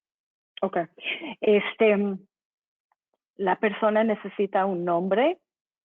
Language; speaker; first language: Spanish; non-native, fluent; English